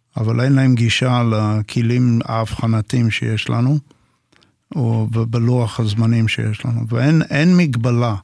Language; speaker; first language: Hebrew; non-native, fluent; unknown